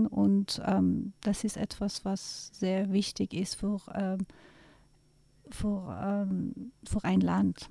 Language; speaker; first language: German; non-native, fluent; Persian